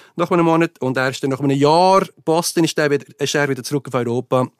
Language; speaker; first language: German; native; German